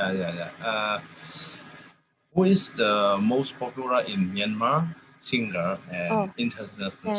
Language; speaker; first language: English; non-native, learner; Tedim Chin